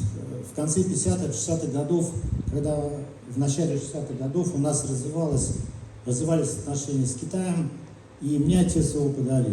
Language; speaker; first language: Russian; native; Russian